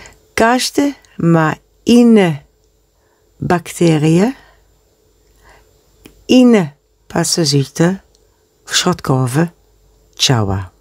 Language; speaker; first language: Polish; non-native, learner; Dutch